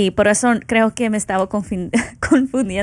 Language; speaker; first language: Spanish; early bilingual, heritage; Spanish